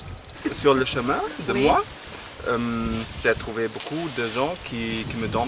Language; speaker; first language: French; non-native, learner; Italian